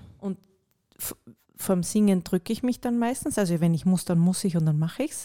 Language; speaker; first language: German; native; German